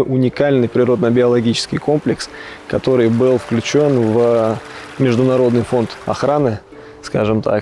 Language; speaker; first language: Russian; native; Russian